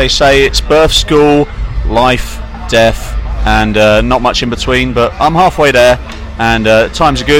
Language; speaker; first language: English; native; English